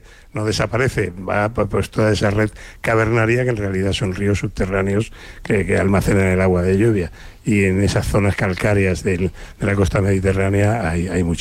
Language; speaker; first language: Spanish; native; Spanish